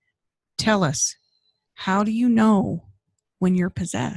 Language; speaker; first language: English; native; English